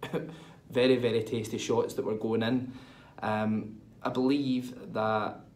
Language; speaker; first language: English; native; English